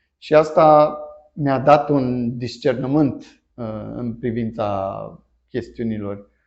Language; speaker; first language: Romanian; non-native, fluent; English